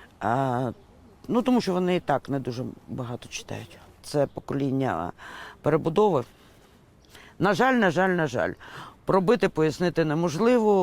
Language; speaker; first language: Ukrainian; native; Ukrainian